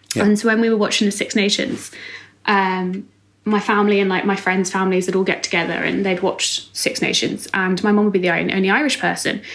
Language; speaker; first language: English; native; English